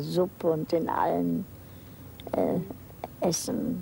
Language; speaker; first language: German; native; German